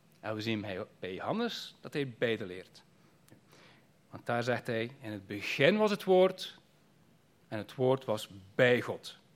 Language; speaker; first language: Dutch; native; Dutch